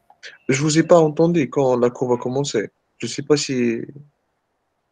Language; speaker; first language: French; non-native, local second language; Arabic